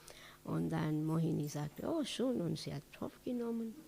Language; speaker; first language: German; non-native, learner; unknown